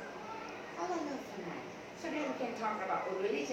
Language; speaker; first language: English; non-native, learner; Thai